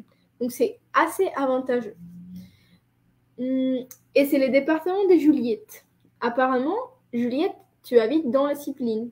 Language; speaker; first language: French; non-native, fluent; Spanish